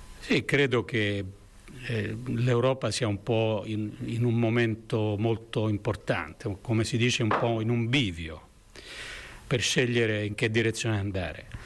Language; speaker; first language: Italian; native; Italian